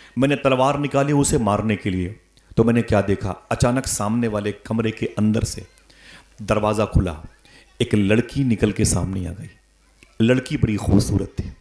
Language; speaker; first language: Urdu; native; Urdu